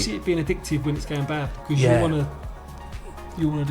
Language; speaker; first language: English; native; English